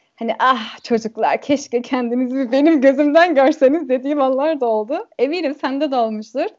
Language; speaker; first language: Turkish; early bilingual, heritage; Turkish